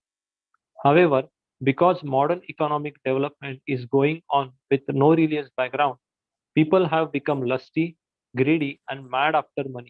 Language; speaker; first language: English; non-native, local second language; Hindi